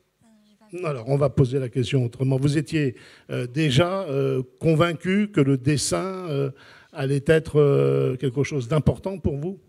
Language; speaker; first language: French; native; French